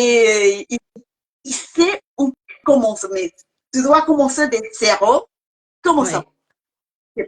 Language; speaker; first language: French; non-native, learner; Spanish